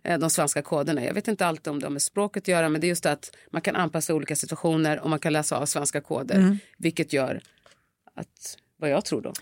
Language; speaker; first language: Swedish; early bilingual, other home language; Tigrinya